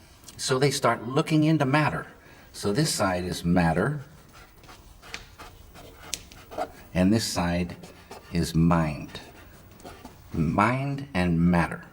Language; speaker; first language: English; native; English